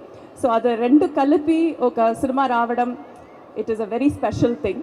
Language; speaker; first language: Telugu; non-native, fluent; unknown